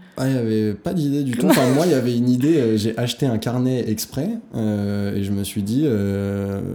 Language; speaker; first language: French; native; French